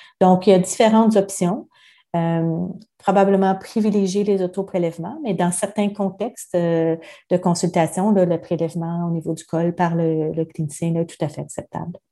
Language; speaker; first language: French; native; French